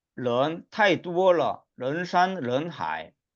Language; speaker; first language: Chinese; non-native, fluent; Korean